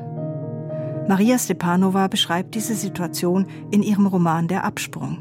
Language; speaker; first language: German; native; German